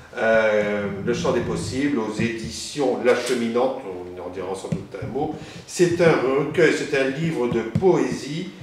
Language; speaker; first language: French; native; French